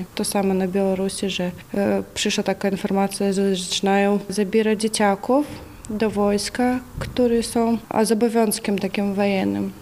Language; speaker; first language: Polish; non-native, learner; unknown